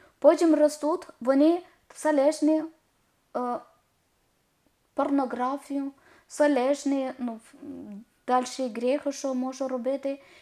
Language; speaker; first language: Ukrainian; non-native, learner; Malayalam